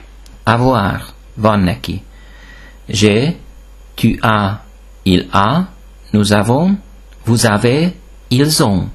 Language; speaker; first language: French; non-native, fluent; Hungarian